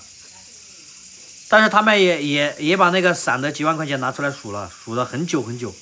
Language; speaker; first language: Chinese; native; Chinese